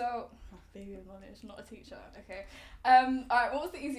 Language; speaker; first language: English; native; English